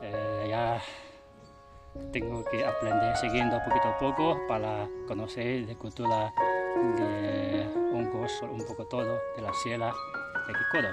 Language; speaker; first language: Spanish; non-native, learner; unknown